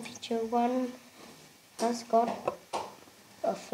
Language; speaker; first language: English; non-native, learner; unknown